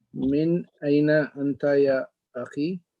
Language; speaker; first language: Arabic; non-native, learner; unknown